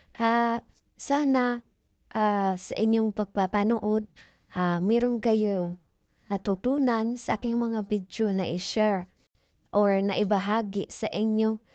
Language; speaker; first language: Filipino; non-native, local second language; Cebuano